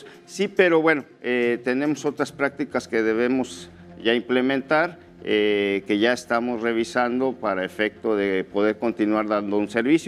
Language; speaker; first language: Spanish; native; Spanish